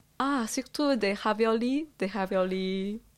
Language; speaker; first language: French; non-native, learner; Chinese